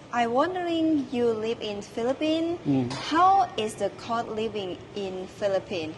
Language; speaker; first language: English; non-native, learner; Thai